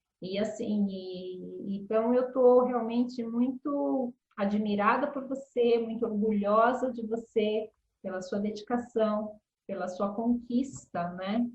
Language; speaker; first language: Portuguese; native; Portuguese